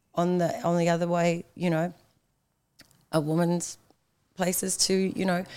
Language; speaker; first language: English; native; English